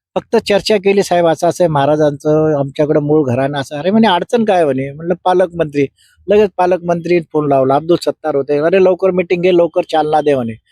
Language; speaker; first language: Marathi; native; Marathi